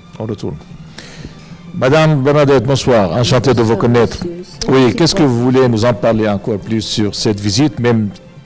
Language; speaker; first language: French; non-native, fluent; Arabic